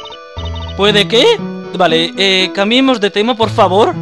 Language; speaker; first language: Spanish; native; Spanish